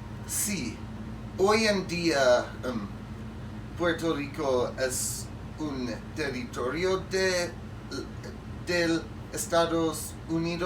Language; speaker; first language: Spanish; non-native, learner; English